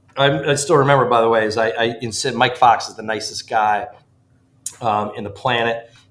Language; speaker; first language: English; native; English